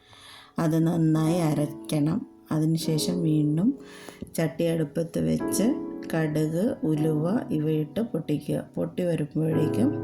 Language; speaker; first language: Malayalam; native; Malayalam